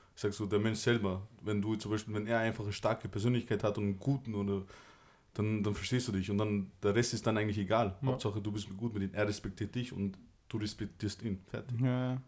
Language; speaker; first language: German; early bilingual, other home language; Albanian